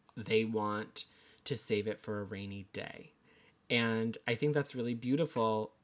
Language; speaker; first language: English; native; English